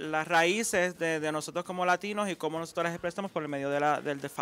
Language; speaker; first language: Spanish; native; Spanish